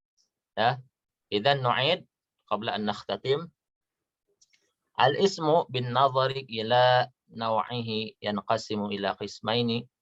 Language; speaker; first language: Arabic; non-native, fluent; Indonesian